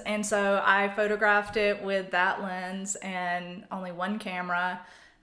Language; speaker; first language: English; native; English